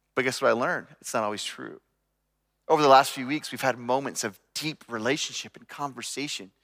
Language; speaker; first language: English; native; English